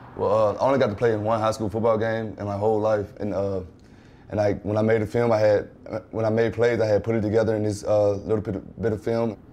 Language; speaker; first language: English; native; English